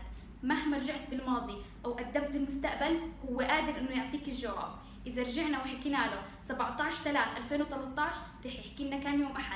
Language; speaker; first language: Arabic; native; Arabic